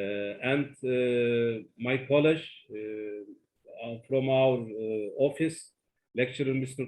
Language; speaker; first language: English; non-native, learner; Turkish